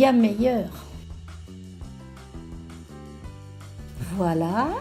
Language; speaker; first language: French; native; French